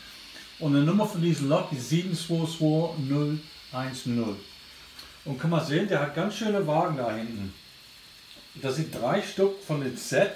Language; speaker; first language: German; non-native, learner; English